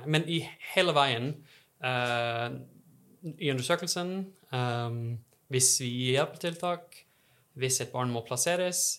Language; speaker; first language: Norwegian; non-native, fluent; English